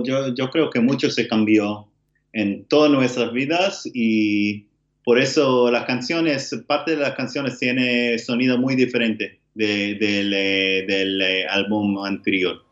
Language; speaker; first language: Spanish; non-native, learner; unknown